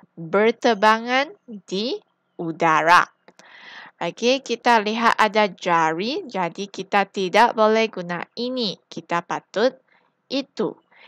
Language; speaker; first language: Malay; non-native, local second language; Chinese